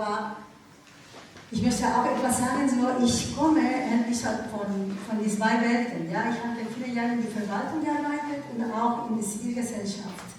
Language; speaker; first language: German; non-native, learner; Ukrainian